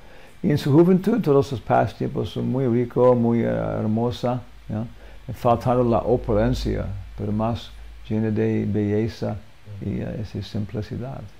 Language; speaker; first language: Spanish; non-native, learner; English